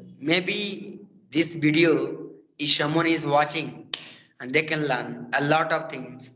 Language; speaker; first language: English; non-native, learner; Bhojpuri